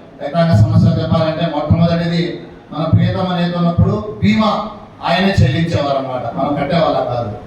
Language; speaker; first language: Telugu; native; Telugu